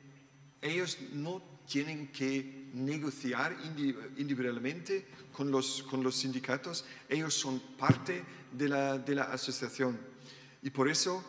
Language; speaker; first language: Spanish; non-native, learner; German